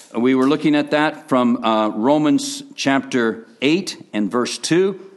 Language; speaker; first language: English; native; English